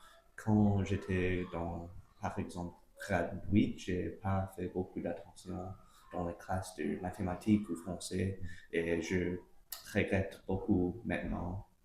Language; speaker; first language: French; non-native, local second language; English